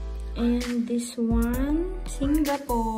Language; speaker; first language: English; non-native, local second language; Filipino